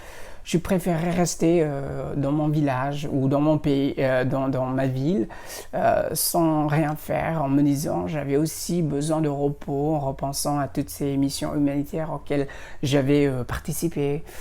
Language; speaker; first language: French; non-native, fluent; Indonesian